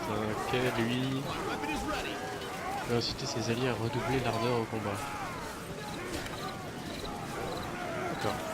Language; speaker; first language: French; native; French